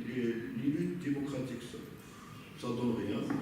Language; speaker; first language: French; non-native, local second language; Arabic